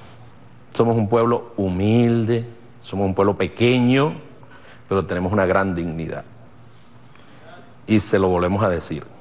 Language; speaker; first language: Spanish; native; Spanish